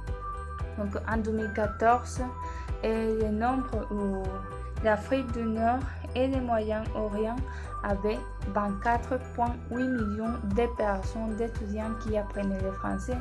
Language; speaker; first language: French; non-native, learner; Spanish